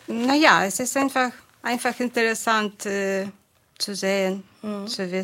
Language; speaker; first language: German; non-native, fluent; Ukrainian